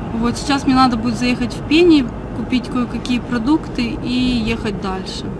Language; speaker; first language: Russian; native; Russian